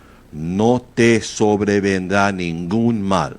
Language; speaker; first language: Spanish; native; Spanish